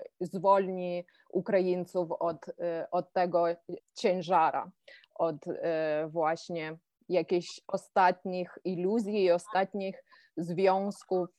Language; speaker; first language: Polish; non-native, fluent; Ukrainian